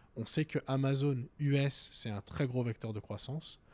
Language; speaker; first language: French; native; French